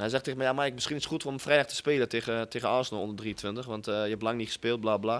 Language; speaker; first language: Dutch; native; Dutch